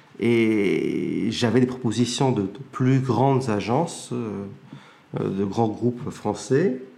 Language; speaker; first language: French; early bilingual, heritage; French